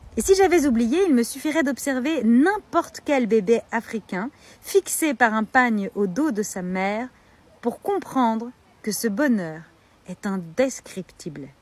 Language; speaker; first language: French; native; French